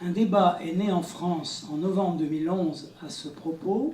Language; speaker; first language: French; native; French